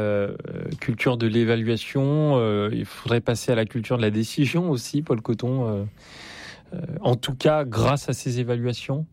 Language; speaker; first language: French; native; French